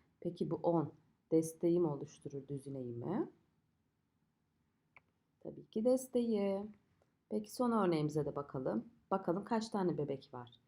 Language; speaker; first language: Turkish; native; Turkish